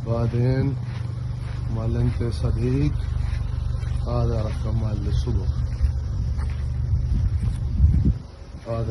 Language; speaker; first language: Arabic; non-native, learner; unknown